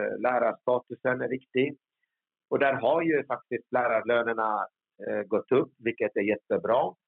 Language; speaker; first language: Swedish; early bilingual, other home language; Turoyo